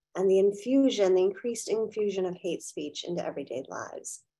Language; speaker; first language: English; native; English